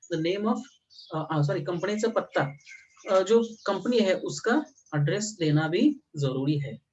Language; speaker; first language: Hindi; non-native, local second language; Marathi